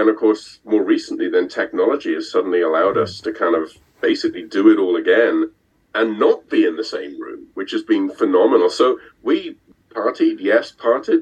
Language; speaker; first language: English; native; English